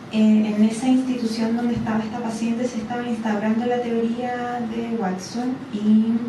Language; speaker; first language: Spanish; native; Spanish